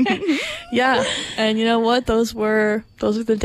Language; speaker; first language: English; native; English